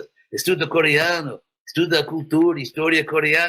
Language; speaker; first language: Portuguese; non-native, fluent; English